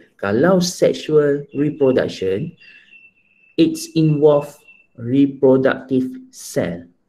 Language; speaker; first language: English; non-native, local second language; Malay